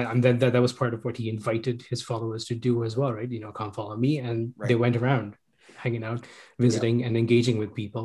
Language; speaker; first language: English; non-native, local second language; Sinhala